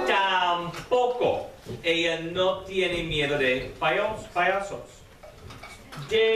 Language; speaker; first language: Spanish; non-native, fluent; English